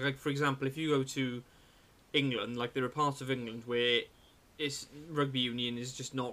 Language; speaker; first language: English; native; English